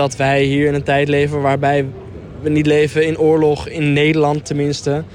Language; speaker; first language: Dutch; early bilingual, other home language; Arabic